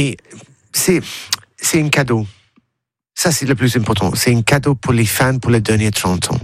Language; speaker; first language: French; non-native, learner; English